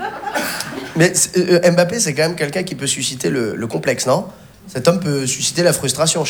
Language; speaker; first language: French; native; French